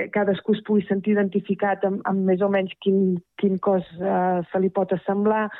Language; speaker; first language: Catalan; native; Catalan